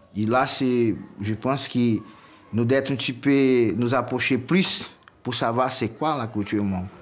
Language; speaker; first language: French; non-native, fluent; Portuguese